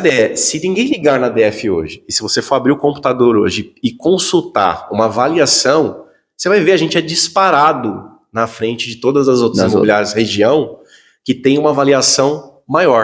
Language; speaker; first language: Portuguese; native; Portuguese